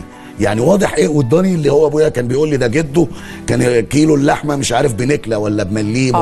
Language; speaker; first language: Arabic; native; Arabic